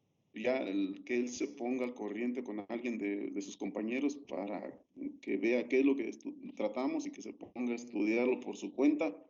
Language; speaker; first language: Spanish; native; Spanish